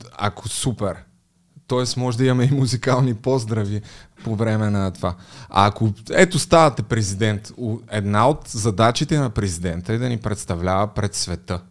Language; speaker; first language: Bulgarian; native; Bulgarian